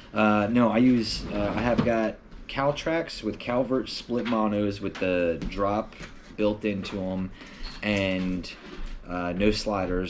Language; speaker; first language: English; native; English